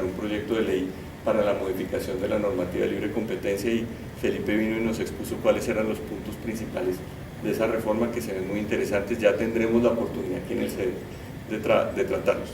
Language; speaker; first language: Spanish; native; Spanish